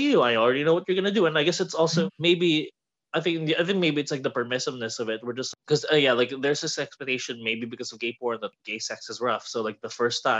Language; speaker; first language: English; non-native, local second language; Filipino